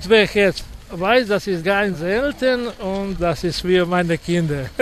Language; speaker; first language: German; non-native, fluent; Croatian